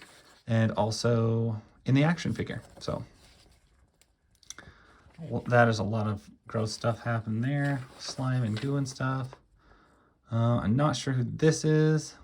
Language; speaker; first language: English; native; English